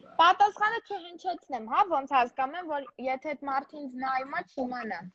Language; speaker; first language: Armenian; native; Armenian